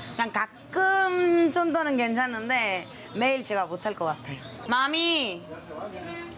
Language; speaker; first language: Korean; non-native, fluent; Spanish